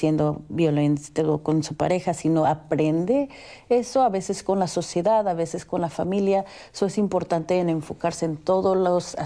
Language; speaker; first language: Spanish; early bilingual, heritage; Spanish